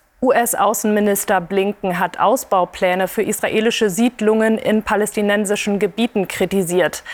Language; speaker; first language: German; native; German